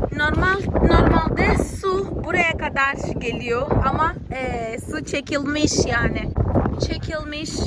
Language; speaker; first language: Turkish; early bilingual, heritage; Turkish